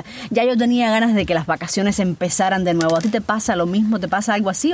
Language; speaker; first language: Spanish; native; Spanish